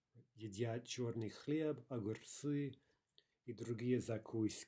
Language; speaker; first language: Russian; non-native, fluent; English